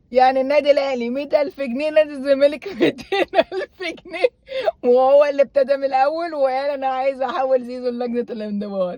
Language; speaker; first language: Arabic; native; Arabic